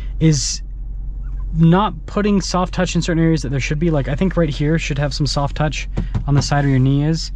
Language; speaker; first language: English; native; English